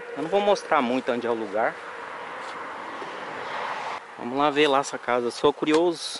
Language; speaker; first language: Portuguese; native; Portuguese